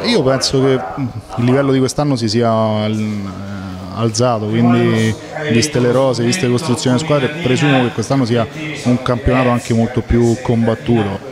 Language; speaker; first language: Italian; native; Italian